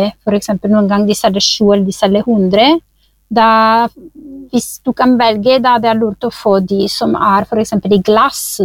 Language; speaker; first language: Norwegian; non-native, fluent; Italian